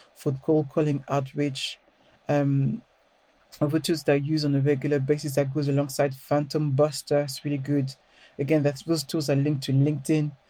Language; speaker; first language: English; non-native, fluent; French